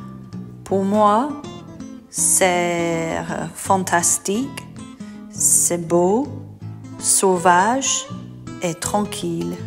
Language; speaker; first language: French; non-native, learner; English